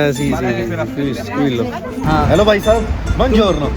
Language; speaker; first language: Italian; non-native, learner; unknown